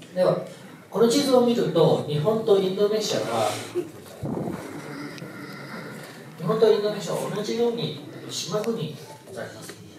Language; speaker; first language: Japanese; non-native, fluent; Indonesian